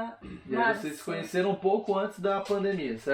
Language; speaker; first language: Portuguese; native; Portuguese